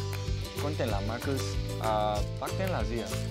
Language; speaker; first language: Vietnamese; non-native, learner; English